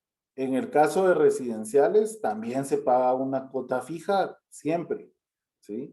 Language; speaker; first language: Spanish; native; Spanish